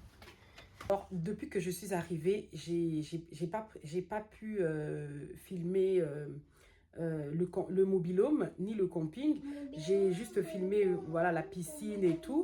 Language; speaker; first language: French; native; French